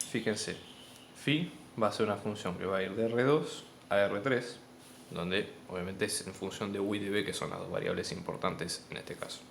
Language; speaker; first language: Spanish; native; Spanish